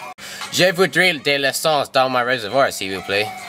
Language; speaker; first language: French; non-native, learner; English